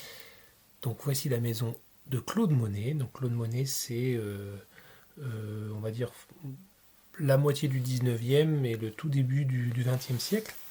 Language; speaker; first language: French; native; French